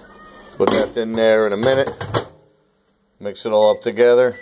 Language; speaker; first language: English; native; English